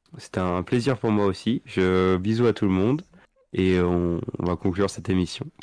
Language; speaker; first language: French; native; French